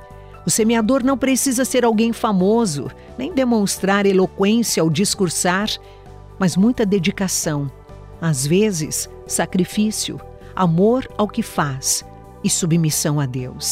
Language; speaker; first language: Portuguese; native; Portuguese